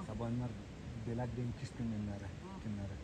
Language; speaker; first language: Persian; native; Persian